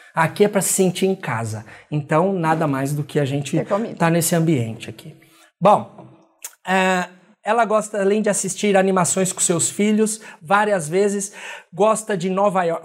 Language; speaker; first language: Portuguese; native; Portuguese